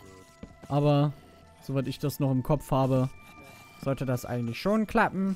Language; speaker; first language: German; native; German